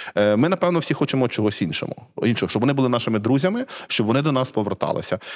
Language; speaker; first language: Ukrainian; native; Ukrainian